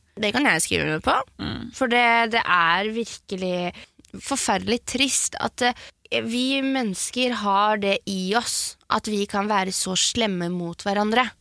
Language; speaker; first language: Norwegian; early bilingual, other home language; French